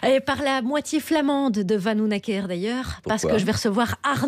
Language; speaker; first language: French; native; French